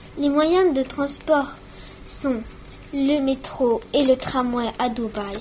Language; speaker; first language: French; non-native, learner; Spanish